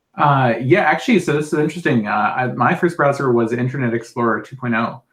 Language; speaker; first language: English; native; English